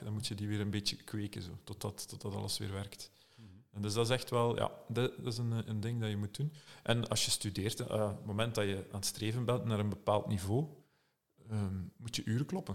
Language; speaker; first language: Dutch; native; Dutch